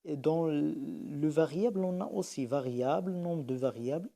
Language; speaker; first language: French; non-native, local second language; Arabic